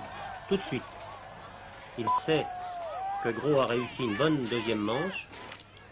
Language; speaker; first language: French; native; French